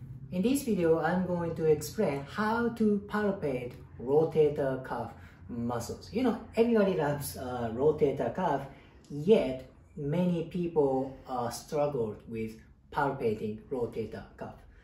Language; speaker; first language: English; non-native, fluent; Japanese